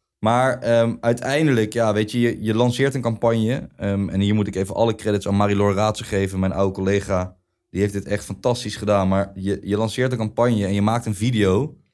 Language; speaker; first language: Dutch; native; Dutch